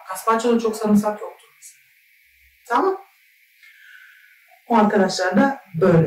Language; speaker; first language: Turkish; native; Turkish